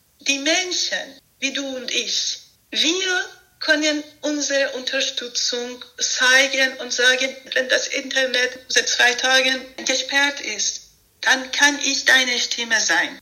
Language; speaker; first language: German; non-native, fluent; Persian